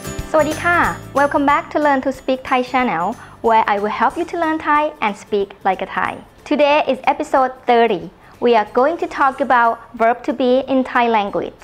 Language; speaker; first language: English; non-native, fluent; Thai